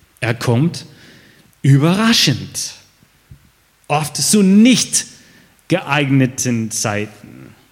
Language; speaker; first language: German; non-native, fluent; English